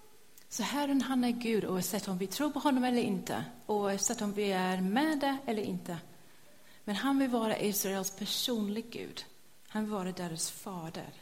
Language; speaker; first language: Swedish; non-native, fluent; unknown